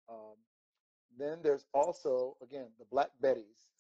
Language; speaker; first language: English; native; English